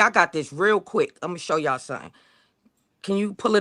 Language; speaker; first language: English; native; English